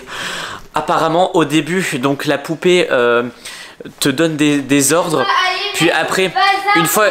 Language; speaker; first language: French; native; French